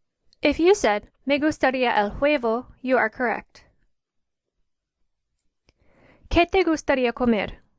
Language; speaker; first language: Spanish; non-native, fluent; English